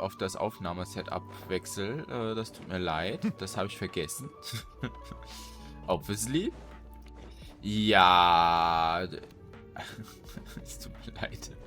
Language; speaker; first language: German; native; German